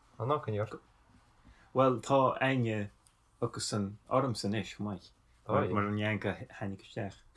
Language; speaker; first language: Irish; non-native, fluent; English